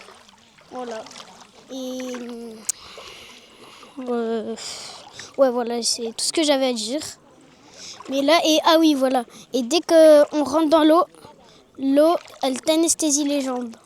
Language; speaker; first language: French; native; French